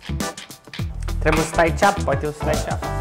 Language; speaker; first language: Romanian; native; Romanian